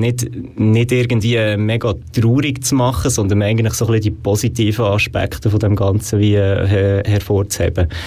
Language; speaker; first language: German; native; German